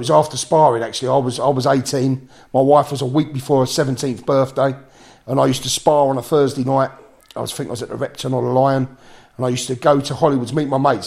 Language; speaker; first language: English; native; English